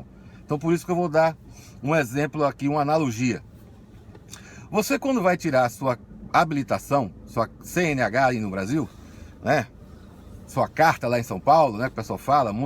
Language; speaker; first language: Portuguese; native; Portuguese